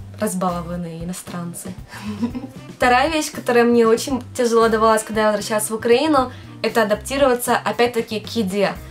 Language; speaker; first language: Russian; native; Russian